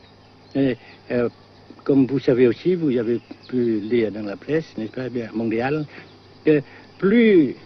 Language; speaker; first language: French; non-native, local second language; Vietnamese